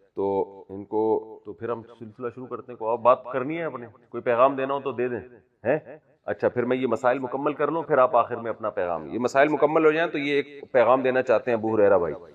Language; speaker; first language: Urdu; native; Urdu